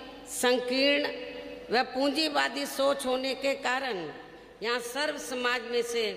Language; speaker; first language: Hindi; native; Hindi